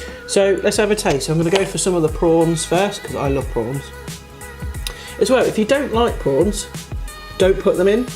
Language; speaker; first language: English; native; English